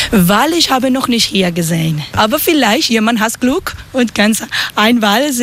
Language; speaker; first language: German; non-native, learner; Spanish